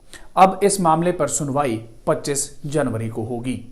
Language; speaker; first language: Hindi; native; Hindi